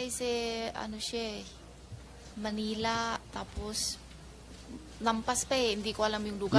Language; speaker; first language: Filipino; non-native, learner; Chinese